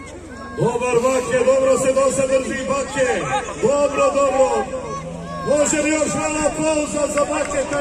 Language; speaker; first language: Bosnian; native; Bosnian